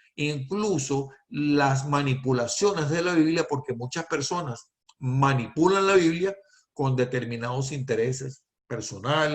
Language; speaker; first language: Spanish; native; Spanish